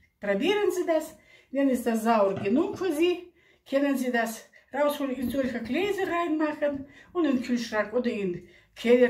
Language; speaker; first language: German; non-native, local second language; Russian